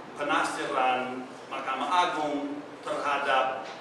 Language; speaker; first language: Indonesian; non-native, fluent; English